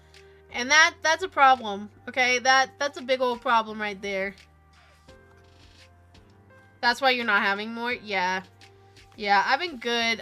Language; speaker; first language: English; native; English